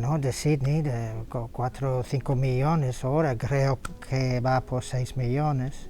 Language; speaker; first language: Spanish; non-native, fluent; English